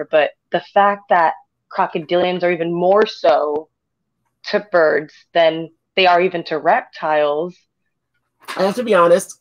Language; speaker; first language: English; native; English